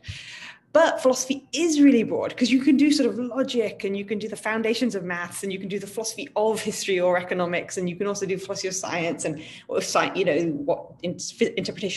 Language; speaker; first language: English; native; English